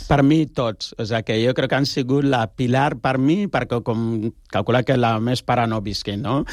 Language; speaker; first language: Catalan; non-native, fluent; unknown